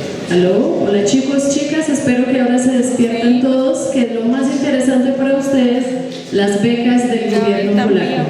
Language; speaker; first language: Spanish; non-native, fluent; Polish